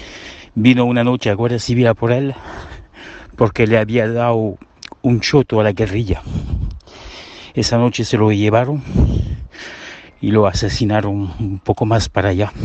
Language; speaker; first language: Spanish; early bilingual, heritage; Spanish